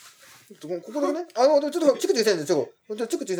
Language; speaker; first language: Japanese; native; Japanese